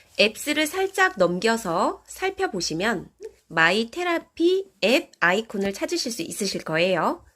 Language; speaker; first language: Korean; native; Korean